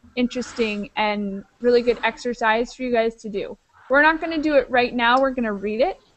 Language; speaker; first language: English; native; English